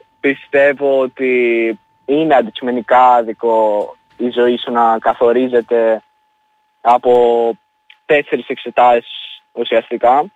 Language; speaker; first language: Greek; early bilingual, other home language; Albanian